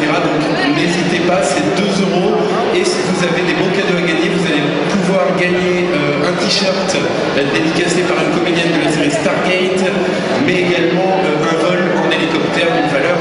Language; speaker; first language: French; native; French